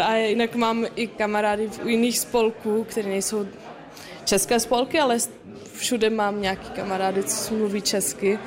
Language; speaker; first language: Czech; non-native, local second language; German